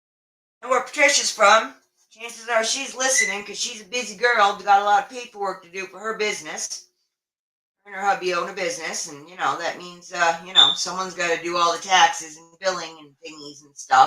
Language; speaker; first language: English; native; English